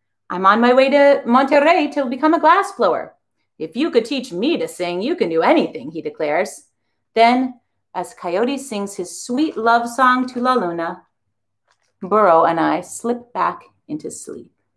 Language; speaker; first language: English; native; English